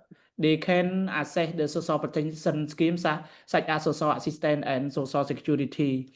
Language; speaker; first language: English; non-native, learner; Khmer